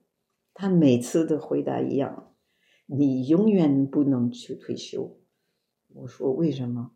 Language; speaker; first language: Chinese; non-native, fluent; French